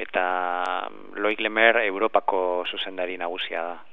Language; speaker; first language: Basque; non-native, learner; Spanish